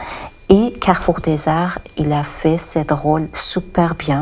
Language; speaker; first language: French; non-native, learner; Persian